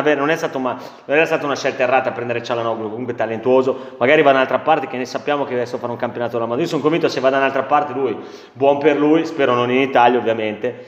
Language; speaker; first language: Italian; native; Italian